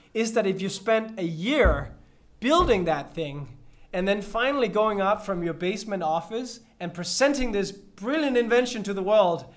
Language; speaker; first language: English; non-native, fluent; Danish